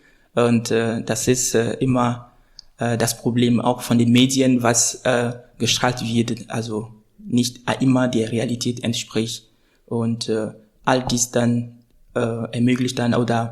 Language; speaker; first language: German; non-native, fluent; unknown